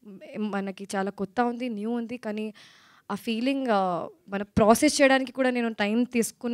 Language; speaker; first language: Telugu; non-native, learner; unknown